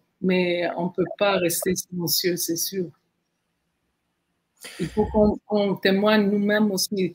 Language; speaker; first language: French; non-native, fluent; Arabic